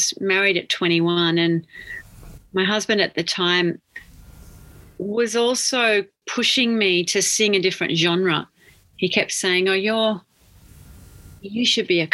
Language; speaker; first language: English; native; English